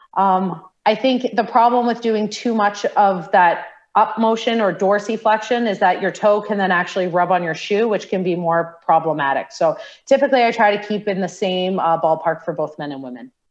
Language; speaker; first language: English; native; English